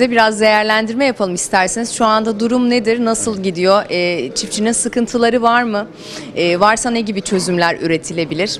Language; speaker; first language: Turkish; native; Turkish